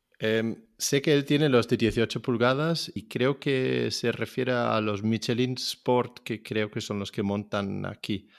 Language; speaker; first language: Spanish; non-native, fluent; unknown